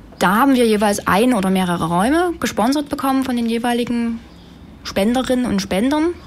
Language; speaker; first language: German; native; German